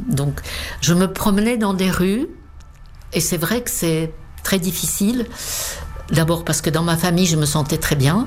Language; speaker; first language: French; non-native, fluent; Czech